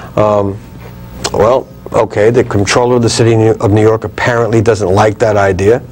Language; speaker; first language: English; native; English